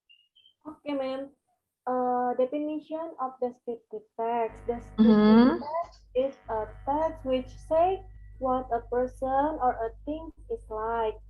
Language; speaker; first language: English; non-native, learner; Indonesian